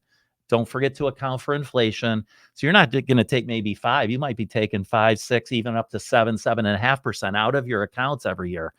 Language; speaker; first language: English; native; English